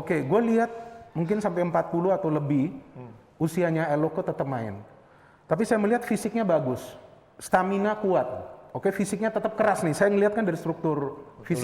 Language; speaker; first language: Indonesian; native; Indonesian